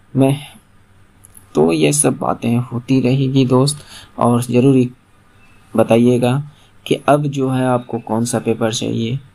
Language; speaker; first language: Hindi; non-native, local second language; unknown